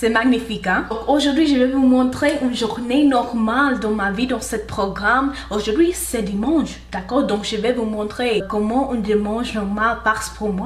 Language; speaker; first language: French; non-native, learner; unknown